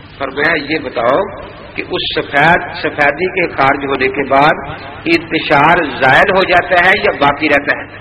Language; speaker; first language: Urdu; non-native, local second language; Punjabi